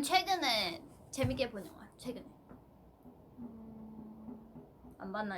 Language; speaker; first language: Korean; non-native, fluent; Thai